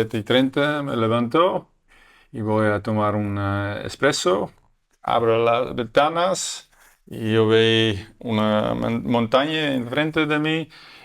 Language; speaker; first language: Spanish; non-native, learner; Dutch